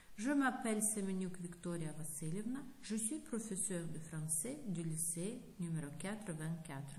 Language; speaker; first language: French; non-native, fluent; Ukrainian